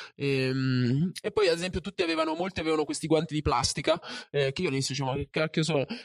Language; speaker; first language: Italian; native; Italian